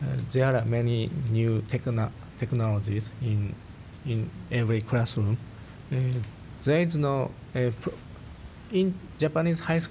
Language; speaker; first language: English; non-native, fluent; Japanese